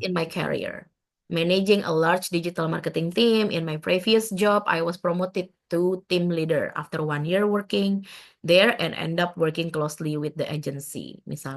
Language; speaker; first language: English; non-native, fluent; Indonesian